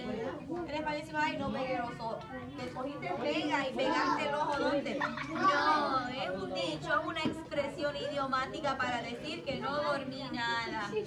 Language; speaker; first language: Spanish; native; Spanish